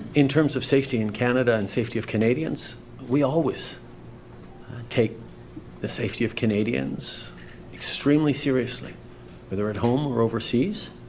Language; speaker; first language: English; native; English